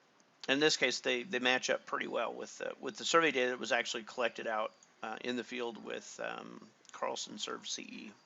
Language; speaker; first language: English; native; English